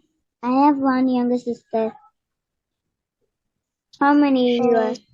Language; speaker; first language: English; non-native, learner; Tamil